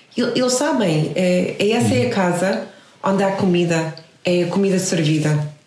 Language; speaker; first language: Portuguese; non-native, fluent; English